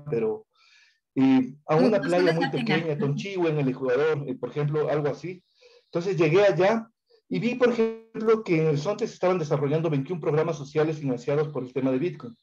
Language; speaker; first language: Spanish; native; Spanish